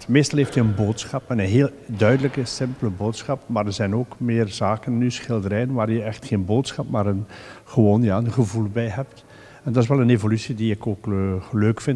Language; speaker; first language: Dutch; native; Dutch